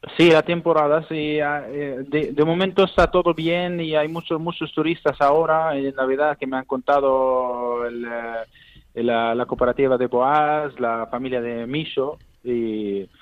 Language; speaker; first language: Spanish; non-native, learner; Arabic